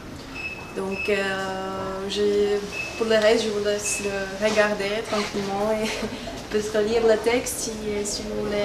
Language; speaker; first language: French; non-native, fluent; Czech